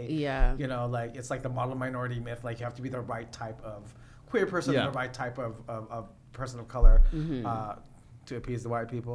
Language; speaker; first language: English; non-native, local second language; Filipino